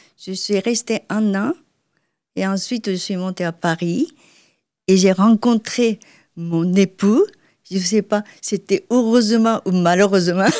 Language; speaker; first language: French; non-native, fluent; Japanese